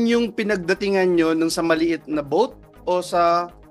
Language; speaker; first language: Filipino; native; Filipino